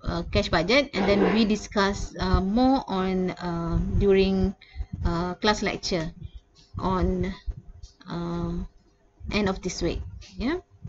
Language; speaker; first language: English; non-native, local second language; Malay